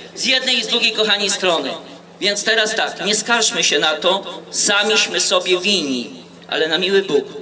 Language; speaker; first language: Polish; native; Polish